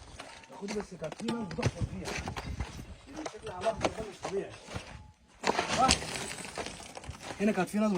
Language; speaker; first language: Arabic; native; Arabic